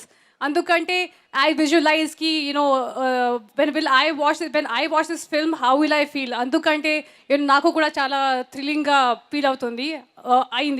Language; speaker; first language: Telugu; non-native, learner; Hindi